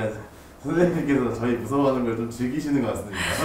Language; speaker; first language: Korean; native; Korean